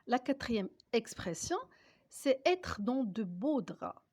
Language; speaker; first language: French; non-native, local second language; Arabic